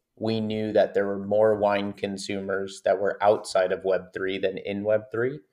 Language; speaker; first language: English; native; English